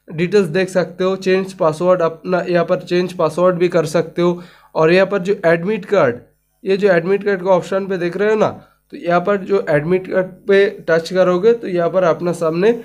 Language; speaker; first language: Hindi; non-native, local second language; Bangla